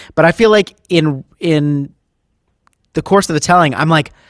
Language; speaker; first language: English; native; English